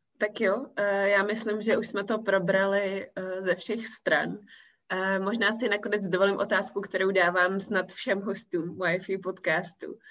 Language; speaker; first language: Czech; native; Czech